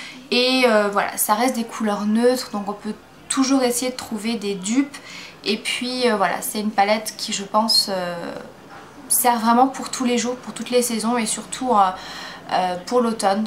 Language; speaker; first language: French; native; French